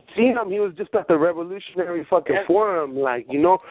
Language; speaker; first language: English; early bilingual, other home language; Spanish